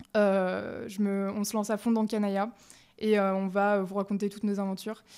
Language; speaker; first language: French; native; French